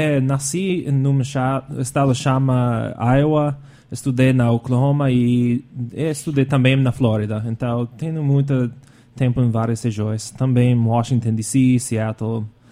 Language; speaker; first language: Portuguese; non-native, fluent; English